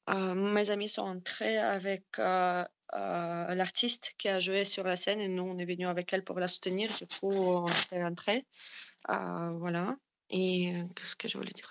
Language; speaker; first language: French; non-native, fluent; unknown